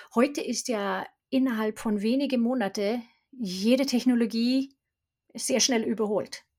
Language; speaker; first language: German; non-native, fluent; Swedish